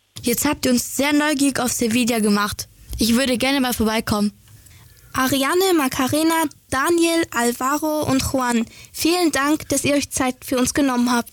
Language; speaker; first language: German; native; German